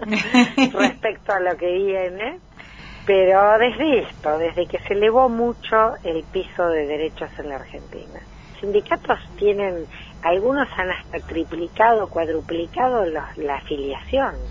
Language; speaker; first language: Spanish; native; Spanish